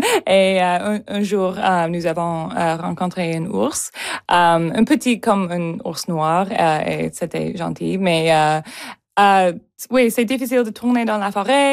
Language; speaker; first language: French; non-native, local second language; English